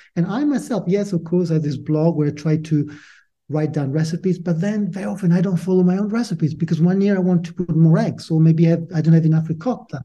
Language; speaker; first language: English; non-native, fluent; Italian